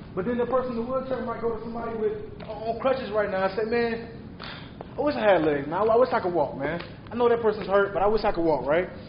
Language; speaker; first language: English; native; English